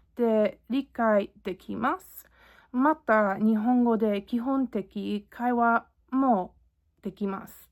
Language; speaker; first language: Japanese; non-native, learner; English